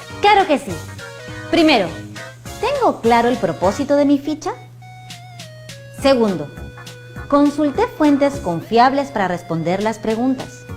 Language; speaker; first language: Spanish; native; Spanish